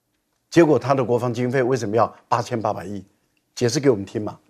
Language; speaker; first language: Chinese; native; Chinese